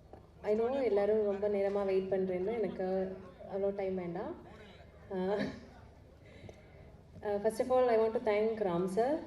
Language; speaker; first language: Tamil; non-native, learner; Malayalam